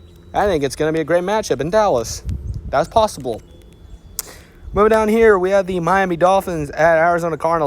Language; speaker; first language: English; native; English